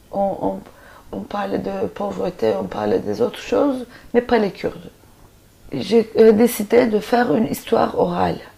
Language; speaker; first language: French; non-native, fluent; Turkish